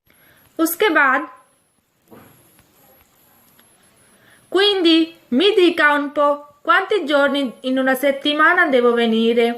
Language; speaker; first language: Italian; non-native, fluent; Urdu